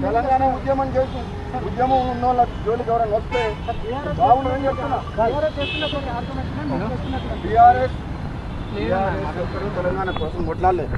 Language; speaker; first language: Telugu; native; Telugu